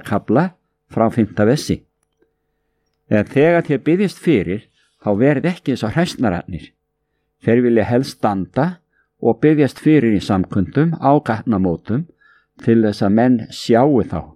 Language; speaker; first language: Icelandic; native; Icelandic